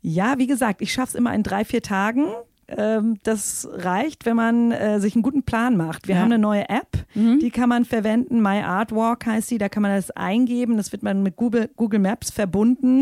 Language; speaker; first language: German; native; German